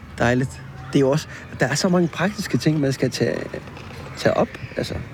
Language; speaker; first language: Danish; non-native, local second language; Faroese